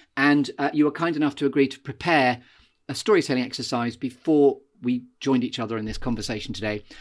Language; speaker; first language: English; native; English